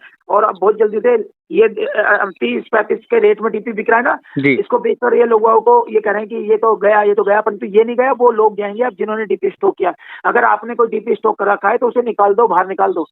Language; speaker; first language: Hindi; native; Hindi